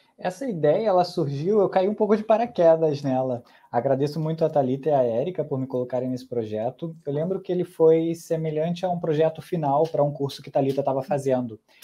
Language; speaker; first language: Portuguese; native; Portuguese